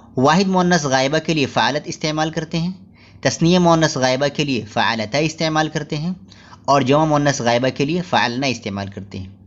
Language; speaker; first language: Urdu; native; Urdu